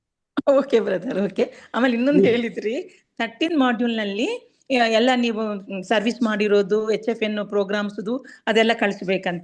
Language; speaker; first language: Kannada; non-native, local second language; Telugu